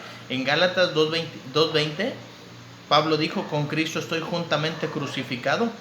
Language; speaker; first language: Spanish; native; Spanish